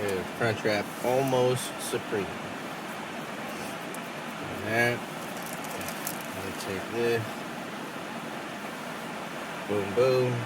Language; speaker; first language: English; native; English